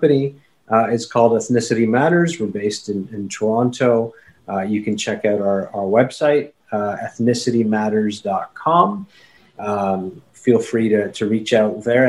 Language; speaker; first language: English; native; English